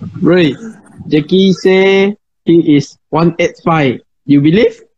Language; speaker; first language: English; non-native, local second language; Chinese